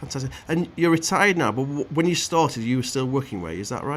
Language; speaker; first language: English; native; English